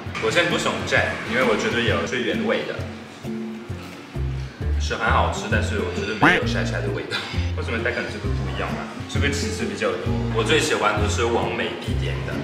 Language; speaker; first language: Chinese; non-native, fluent; French